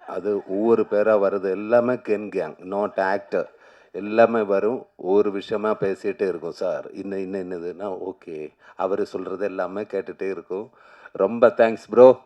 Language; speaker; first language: Tamil; non-native, learner; Malayalam